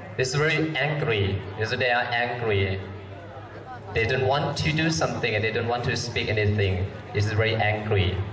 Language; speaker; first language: English; non-native, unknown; Thai